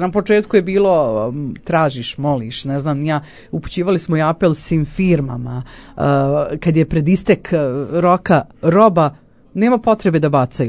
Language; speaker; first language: Croatian; native; Croatian